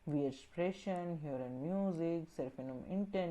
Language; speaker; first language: German; non-native, learner; Hindi